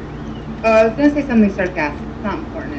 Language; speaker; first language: English; native; English